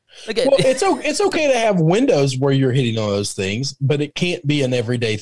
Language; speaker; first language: English; native; English